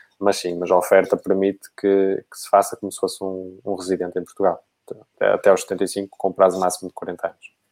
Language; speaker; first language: Portuguese; native; Portuguese